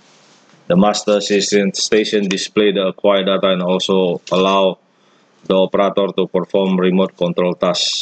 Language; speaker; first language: English; non-native, fluent; Indonesian